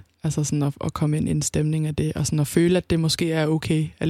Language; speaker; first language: Danish; native; Danish